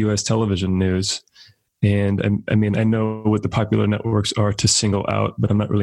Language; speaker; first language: English; native; English